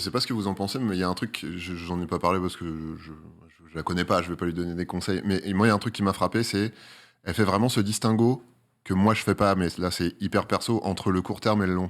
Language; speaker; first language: French; native; French